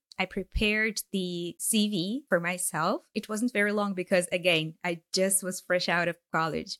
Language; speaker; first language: English; non-native, fluent; Ukrainian